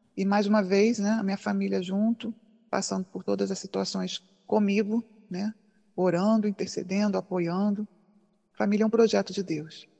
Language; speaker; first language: Portuguese; native; Portuguese